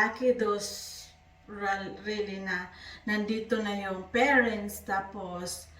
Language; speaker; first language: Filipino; native; Filipino